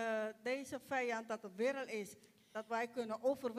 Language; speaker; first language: Dutch; non-native, local second language; Papiamento